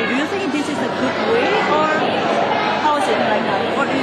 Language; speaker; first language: English; non-native, learner; Indonesian